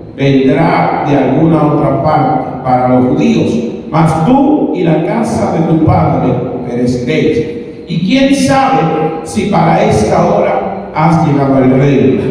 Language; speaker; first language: Spanish; native; Spanish